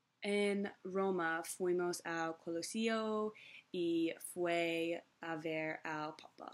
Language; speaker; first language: Spanish; non-native, learner; English